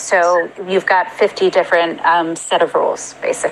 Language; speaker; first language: English; native; English